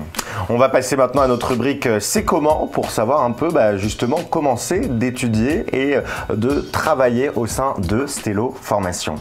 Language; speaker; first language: French; native; French